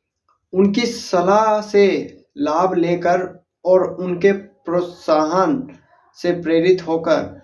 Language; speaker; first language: Hindi; native; Hindi